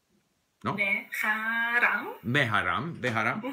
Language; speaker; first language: Persian; native; Persian